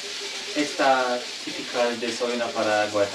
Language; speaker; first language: Spanish; non-native, learner; Turkish